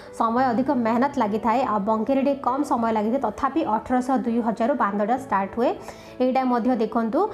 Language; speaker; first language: Odia; native; Odia